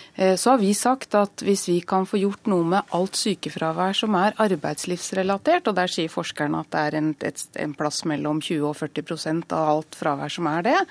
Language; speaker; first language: Norwegian; native; Norwegian